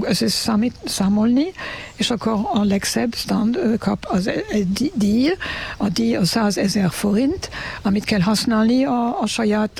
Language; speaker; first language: Hungarian; non-native, learner; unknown